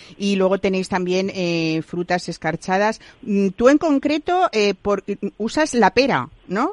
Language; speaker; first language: Spanish; native; Spanish